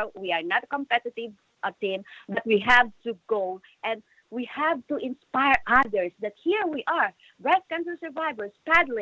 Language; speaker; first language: English; non-native, local second language; Filipino